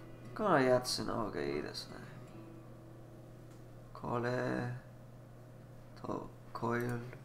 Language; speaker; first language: Japanese; non-native, learner; English